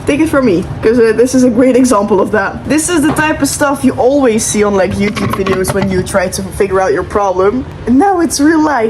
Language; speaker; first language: English; non-native, fluent; Dutch